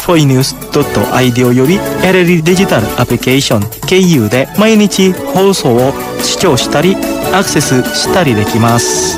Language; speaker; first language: Japanese; non-native, fluent; Indonesian